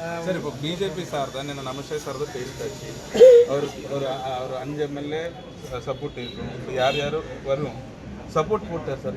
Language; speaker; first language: Tamil; non-native, local second language; Telugu